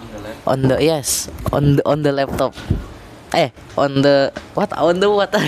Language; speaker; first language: English; non-native, learner; Indonesian